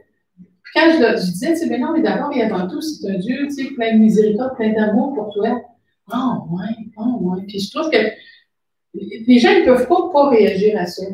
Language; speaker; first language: French; native; French